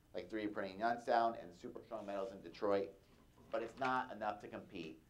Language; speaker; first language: English; native; English